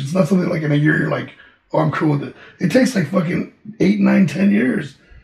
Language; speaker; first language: English; early bilingual, other home language; Spanish